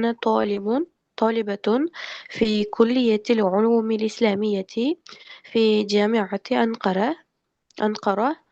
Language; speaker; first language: Arabic; non-native, learner; Uzbek